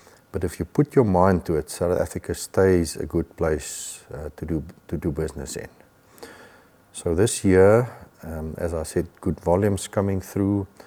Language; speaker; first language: English; non-native, local second language; Afrikaans